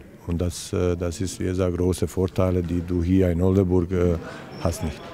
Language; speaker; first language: German; non-native, fluent; Serbian